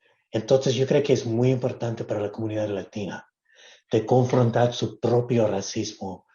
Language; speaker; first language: Spanish; non-native, local second language; English